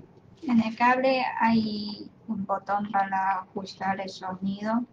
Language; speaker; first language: Spanish; non-native, fluent; Chinese